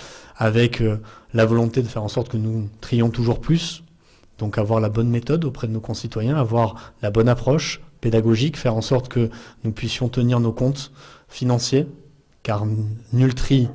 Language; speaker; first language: French; native; French